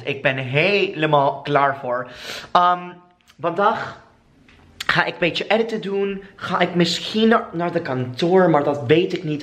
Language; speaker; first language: Dutch; non-native, fluent; English